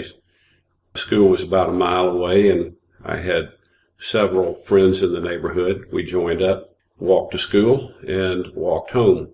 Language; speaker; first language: English; native; English